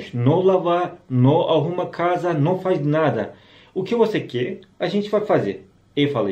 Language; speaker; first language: Portuguese; non-native, learner; Turkish